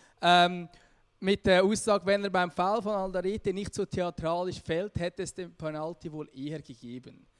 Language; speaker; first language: German; native; German